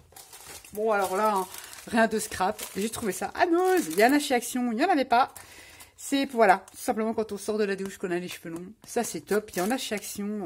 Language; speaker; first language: French; native; French